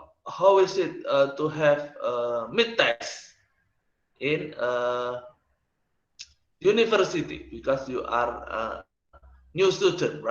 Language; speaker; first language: English; non-native, learner; Indonesian